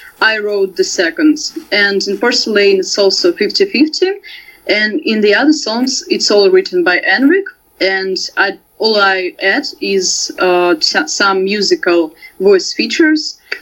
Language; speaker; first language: English; non-native, fluent; Russian